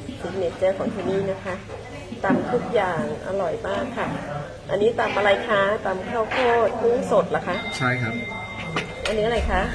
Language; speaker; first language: Thai; native; Thai